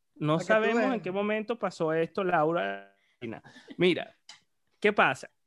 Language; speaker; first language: Spanish; native; Spanish